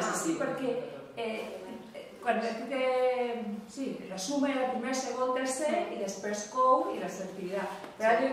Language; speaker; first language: Catalan; non-native, local second language; Spanish